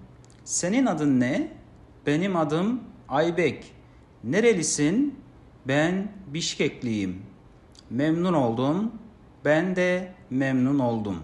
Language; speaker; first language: Turkish; non-native, fluent; Kazakh